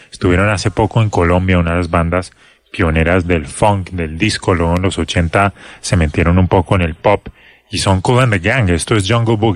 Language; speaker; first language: Spanish; native; Spanish